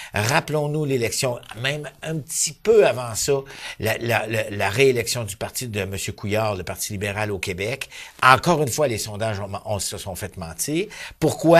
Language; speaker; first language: French; native; French